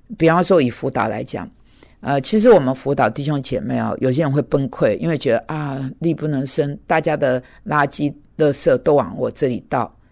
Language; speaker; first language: Chinese; native; Chinese